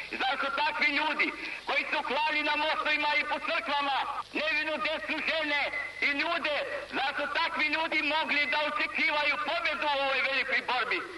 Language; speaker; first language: Croatian; native; Croatian